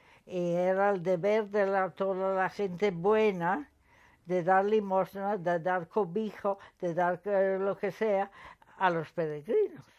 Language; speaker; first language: Spanish; non-native, fluent; English